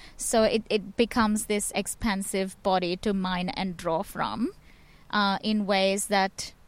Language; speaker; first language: English; non-native, local second language; Tamil